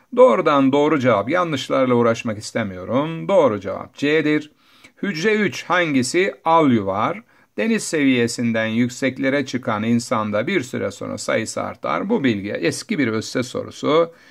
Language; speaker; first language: Turkish; native; Turkish